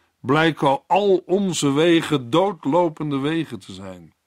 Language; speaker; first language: Dutch; native; Dutch